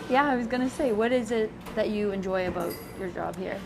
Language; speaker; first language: English; native; English